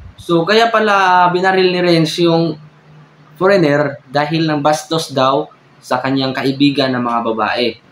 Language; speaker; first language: Filipino; non-native, local second language; Cebuano